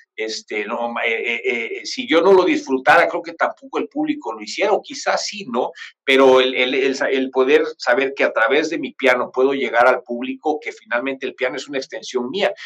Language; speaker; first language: Spanish; native; Spanish